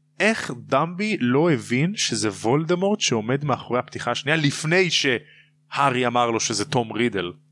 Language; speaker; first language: Hebrew; native; Hebrew